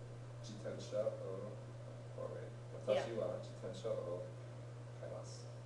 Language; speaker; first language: Japanese; non-native, learner; English